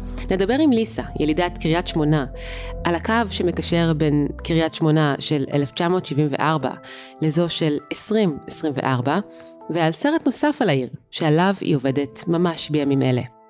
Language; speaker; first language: Hebrew; native; Hebrew